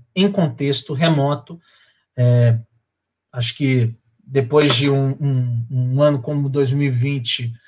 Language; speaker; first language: Portuguese; native; Portuguese